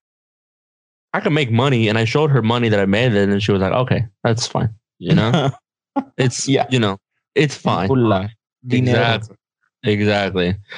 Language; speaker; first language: English; non-native, fluent; Spanish